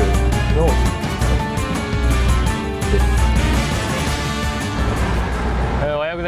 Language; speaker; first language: Japanese; native; Japanese